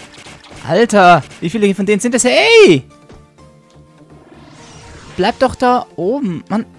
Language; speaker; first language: German; native; German